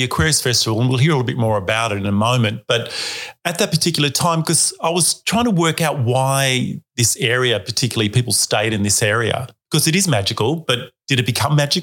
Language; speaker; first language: English; native; English